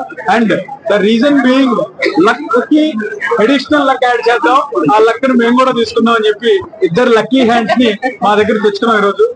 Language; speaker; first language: Telugu; native; Telugu